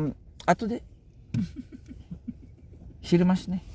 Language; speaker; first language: Japanese; non-native, learner; Cebuano